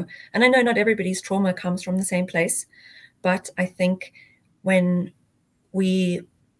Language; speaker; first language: English; native; English